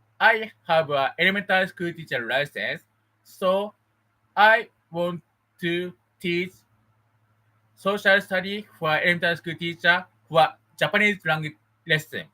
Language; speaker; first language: English; non-native, learner; Japanese